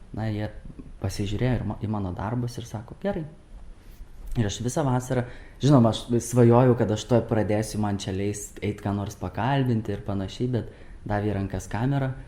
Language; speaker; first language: Lithuanian; native; Lithuanian